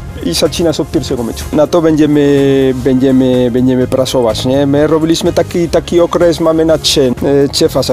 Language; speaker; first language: Polish; non-native, learner; Spanish